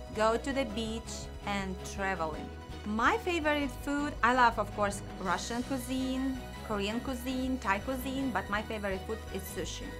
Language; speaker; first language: English; non-native, fluent; Russian